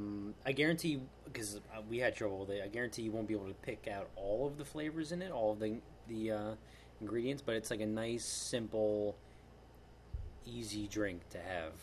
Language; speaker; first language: English; native; English